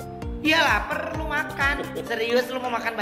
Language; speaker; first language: Indonesian; native; Indonesian